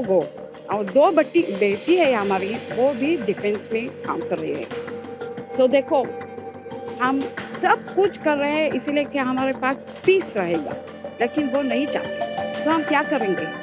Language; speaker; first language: Hindi; early bilingual, heritage; Hindi